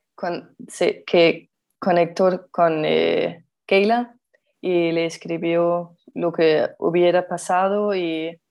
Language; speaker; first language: Spanish; non-native, fluent; Danish